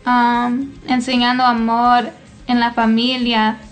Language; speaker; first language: Spanish; early bilingual, heritage; Spanish